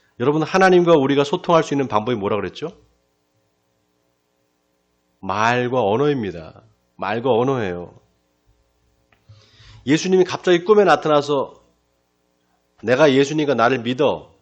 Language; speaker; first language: Korean; native; Korean